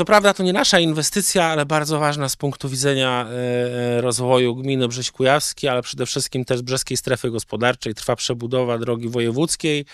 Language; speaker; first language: Polish; native; Polish